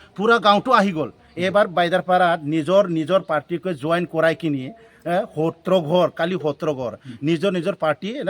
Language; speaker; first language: Assamese; non-native, local second language; Bodo